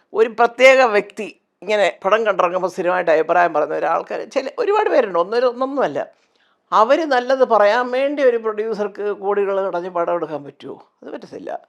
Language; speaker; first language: Malayalam; native; Malayalam